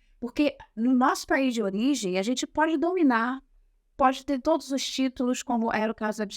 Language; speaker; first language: Portuguese; native; Portuguese